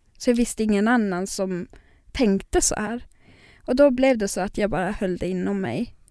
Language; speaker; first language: Swedish; non-native, local second language; Northern Sami